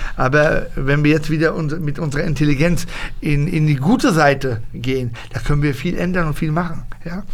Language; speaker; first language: German; early bilingual, other home language; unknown